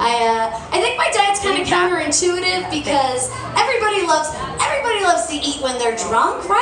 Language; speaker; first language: English; native; English